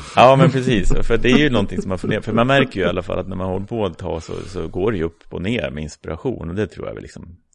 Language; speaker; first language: Swedish; native; Swedish